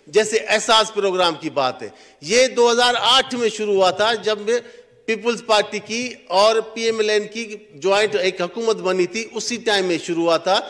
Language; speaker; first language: Urdu; non-native, local second language; Sindhi